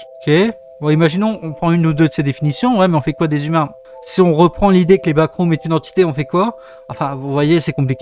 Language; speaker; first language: French; native; French